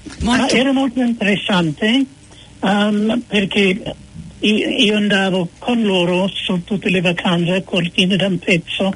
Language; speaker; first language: Italian; non-native, fluent; English